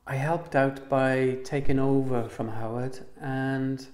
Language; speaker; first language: English; native; English